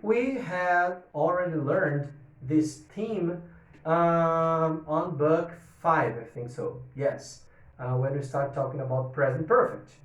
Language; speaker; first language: English; non-native, fluent; Portuguese